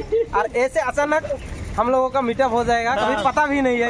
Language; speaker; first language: Hindi; non-native, local second language; Assamese